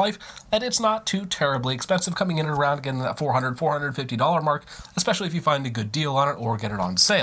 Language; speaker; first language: English; native; English